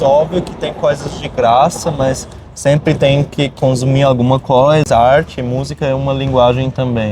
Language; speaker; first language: Portuguese; non-native, fluent; German